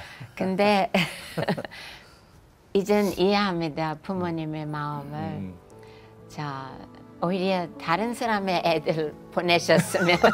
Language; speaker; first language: Korean; non-native, fluent; English